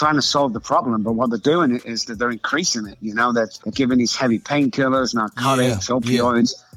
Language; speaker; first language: English; native; English